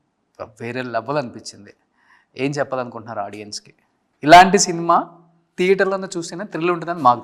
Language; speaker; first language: Telugu; native; Telugu